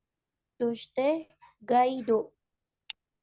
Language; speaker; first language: Japanese; non-native, learner; Indonesian